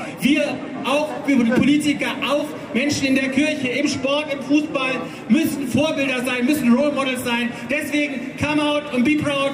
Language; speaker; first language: German; native; German